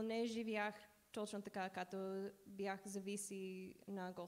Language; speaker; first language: Bulgarian; non-native, learner; English